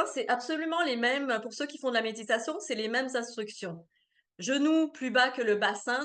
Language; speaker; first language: French; native; French